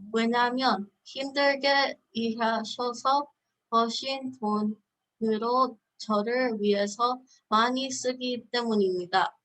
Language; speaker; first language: Korean; early bilingual, heritage; Korean